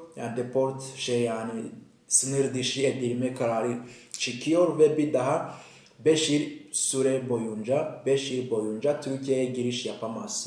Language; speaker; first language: Turkish; non-native, fluent; Kinyarwanda